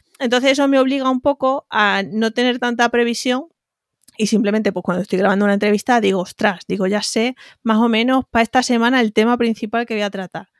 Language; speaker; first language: Spanish; native; Spanish